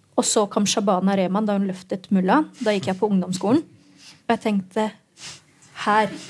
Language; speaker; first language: Norwegian; early bilingual, other home language; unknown